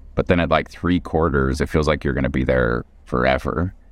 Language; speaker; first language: English; native; English